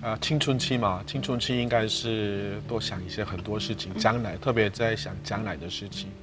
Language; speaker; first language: Chinese; non-native, fluent; Korean